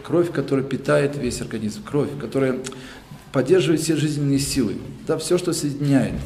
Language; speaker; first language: Russian; early bilingual, heritage; Russian